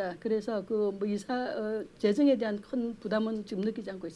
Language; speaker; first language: Korean; native; Korean